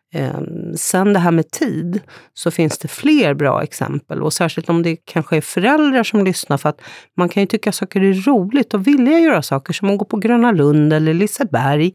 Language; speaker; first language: Swedish; native; Swedish